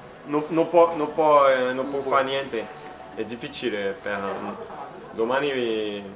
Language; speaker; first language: Italian; non-native, learner; French